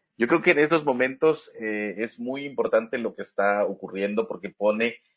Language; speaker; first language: Spanish; native; Spanish